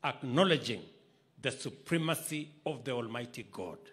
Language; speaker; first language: English; non-native, local second language; Swahili